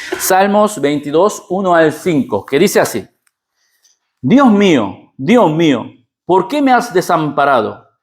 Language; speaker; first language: Spanish; early bilingual, other home language; Korean